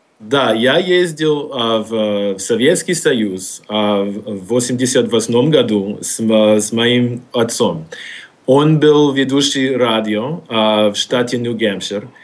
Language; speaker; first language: Russian; non-native, fluent; English